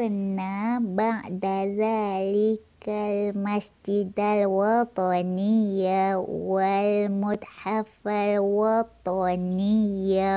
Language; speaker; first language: Arabic; non-native, learner; Malay